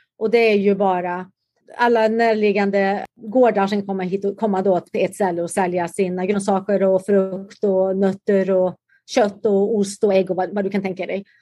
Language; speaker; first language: Swedish; native; Swedish